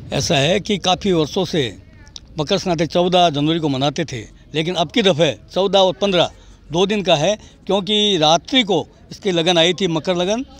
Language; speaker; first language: Hindi; native; Hindi